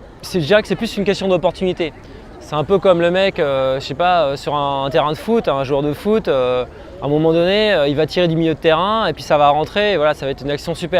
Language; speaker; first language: French; native; French